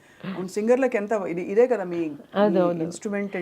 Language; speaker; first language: Telugu; native; Telugu